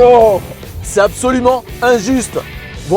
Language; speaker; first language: French; native; French